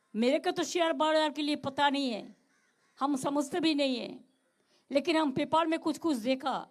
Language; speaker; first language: Hindi; non-native, local second language; Bangla